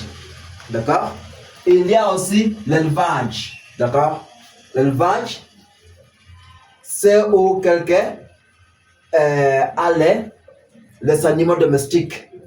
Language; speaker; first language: French; non-native, fluent; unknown